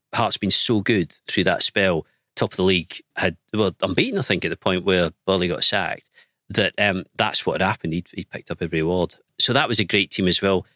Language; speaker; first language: English; native; English